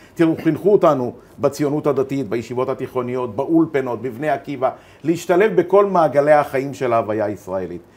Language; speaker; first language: Hebrew; native; Hebrew